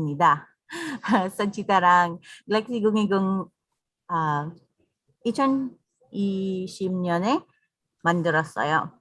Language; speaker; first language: Korean; non-native, learner; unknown